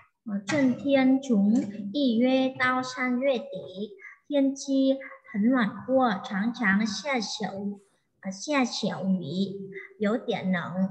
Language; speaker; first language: Chinese; non-native, learner; Vietnamese